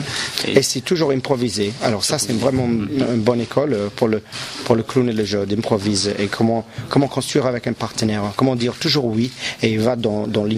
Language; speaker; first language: French; non-native, local second language; English